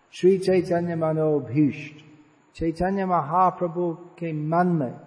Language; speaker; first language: Hindi; non-native, fluent; English